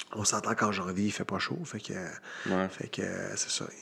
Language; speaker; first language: French; native; French